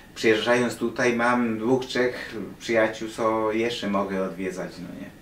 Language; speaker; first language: Polish; non-native, fluent; Spanish